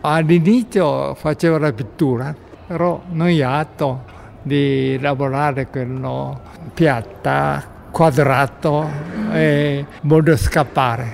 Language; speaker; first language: Italian; non-native, learner; Japanese